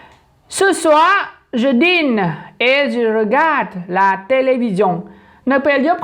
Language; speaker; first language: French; non-native, learner; Khmer